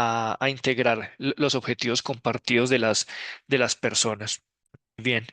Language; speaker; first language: Spanish; native; Spanish